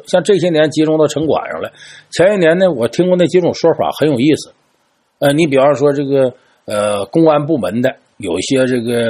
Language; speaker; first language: Chinese; native; Chinese